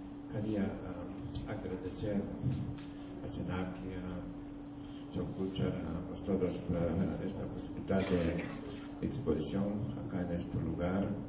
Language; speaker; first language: Portuguese; non-native, learner; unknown